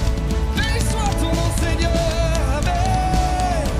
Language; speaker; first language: French; native; French